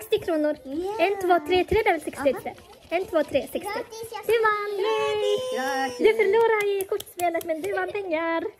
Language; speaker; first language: Swedish; early bilingual, other home language; Mongolian